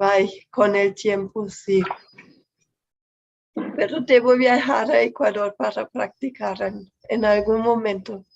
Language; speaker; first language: Spanish; non-native, fluent; German